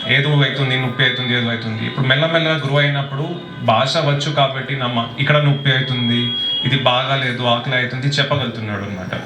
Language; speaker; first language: Telugu; non-native, local second language; Hindi